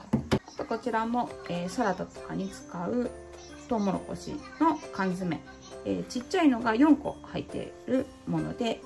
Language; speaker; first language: Japanese; native; Japanese